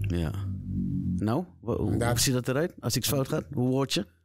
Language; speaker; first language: Dutch; native; Dutch